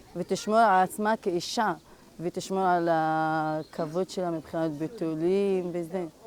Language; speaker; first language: Hebrew; non-native, local second language; Arabic